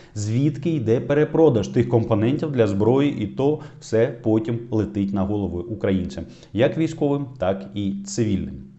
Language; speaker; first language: Ukrainian; non-native, local second language; Russian